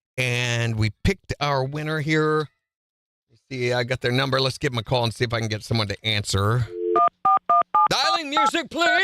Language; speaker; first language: English; native; English